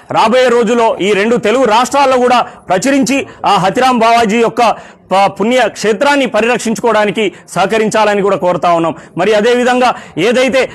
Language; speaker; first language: Telugu; non-native, local second language; Lambadi